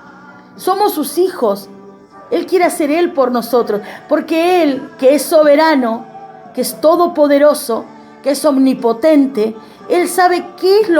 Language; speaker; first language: Spanish; native; Spanish